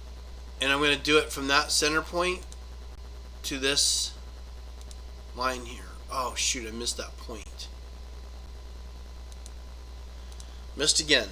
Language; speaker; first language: English; native; English